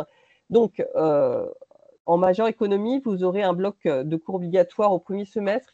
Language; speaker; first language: French; native; French